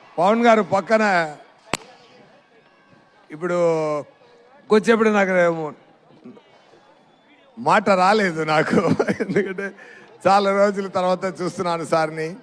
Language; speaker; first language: Telugu; non-native, learner; Tamil